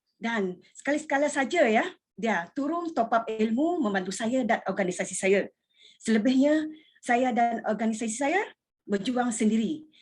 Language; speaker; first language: Malay; non-native, local second language; Iban